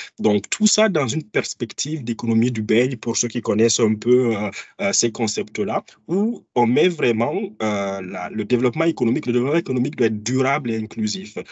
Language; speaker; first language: French; native; French